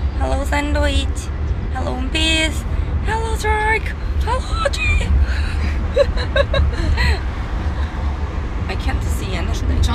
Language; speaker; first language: English; non-native, learner; Korean